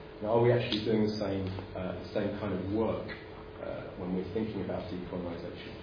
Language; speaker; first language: English; native; English